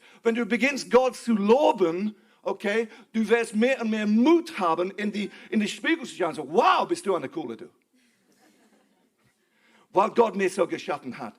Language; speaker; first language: German; non-native, fluent; English